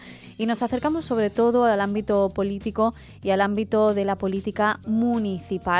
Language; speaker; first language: Spanish; native; Spanish